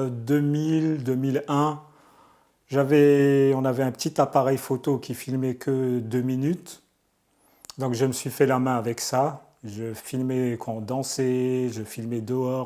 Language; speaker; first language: French; early bilingual, other home language; Arabic